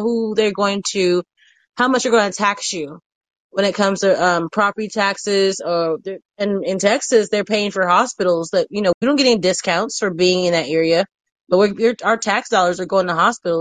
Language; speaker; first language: English; native; English